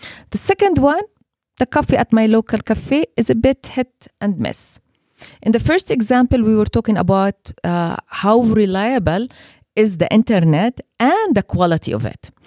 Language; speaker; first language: English; non-native, fluent; Arabic